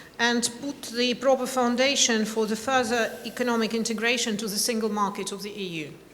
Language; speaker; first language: English; non-native, fluent; Ukrainian